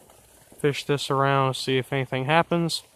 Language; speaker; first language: English; native; English